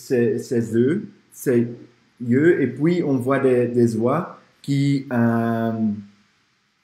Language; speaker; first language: French; non-native, fluent; Dutch